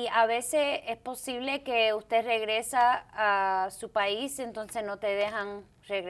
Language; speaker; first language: Spanish; early bilingual, heritage; Spanish